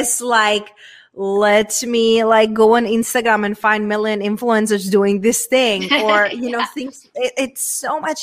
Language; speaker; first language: English; non-native, fluent; Czech